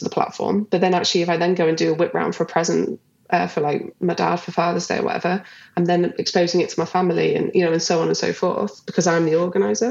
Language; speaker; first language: English; native; English